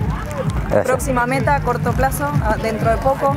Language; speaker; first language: Spanish; native; Spanish